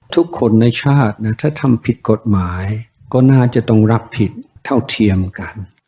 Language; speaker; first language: Thai; non-native, fluent; English